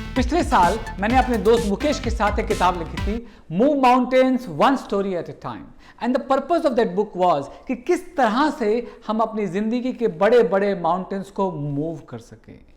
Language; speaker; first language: Hindi; native; Hindi